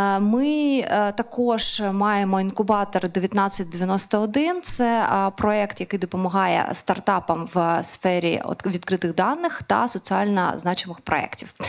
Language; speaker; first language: Ukrainian; non-native, local second language; Russian